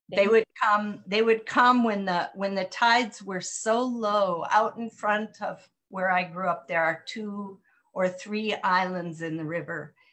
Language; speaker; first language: English; native; English